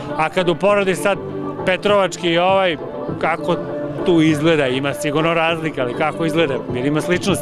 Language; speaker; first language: Serbian; native; Serbian